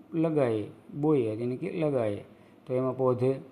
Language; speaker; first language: Hindi; non-native, local second language; Gujarati